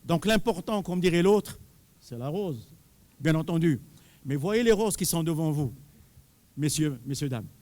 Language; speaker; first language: French; non-native, local second language; Arabic